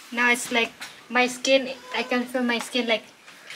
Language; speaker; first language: English; non-native, local second language; Cebuano